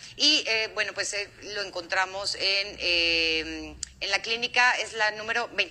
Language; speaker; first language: Spanish; native; Spanish